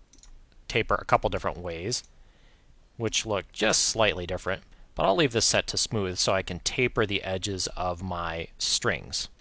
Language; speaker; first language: English; native; English